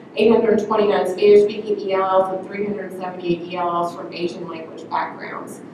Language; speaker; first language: English; native; English